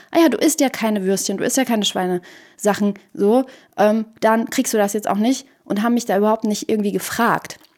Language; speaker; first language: German; early bilingual, other home language; Persian